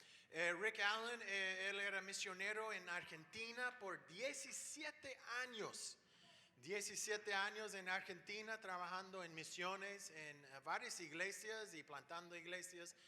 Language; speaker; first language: Spanish; non-native, fluent; English